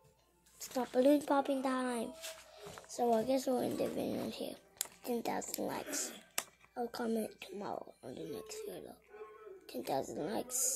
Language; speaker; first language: English; native; English